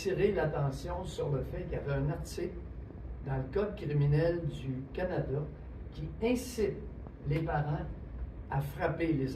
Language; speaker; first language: French; native; French